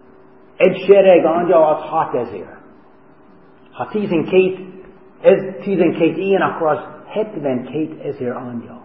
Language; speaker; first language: Hungarian; non-native, fluent; English